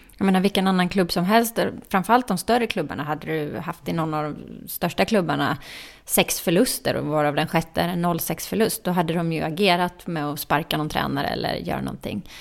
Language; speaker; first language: Swedish; native; Swedish